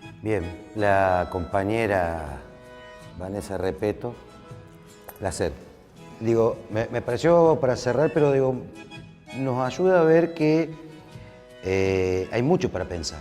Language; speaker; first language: Spanish; native; Spanish